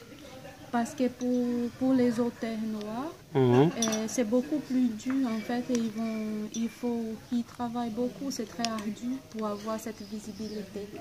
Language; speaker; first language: French; non-native, fluent; Portuguese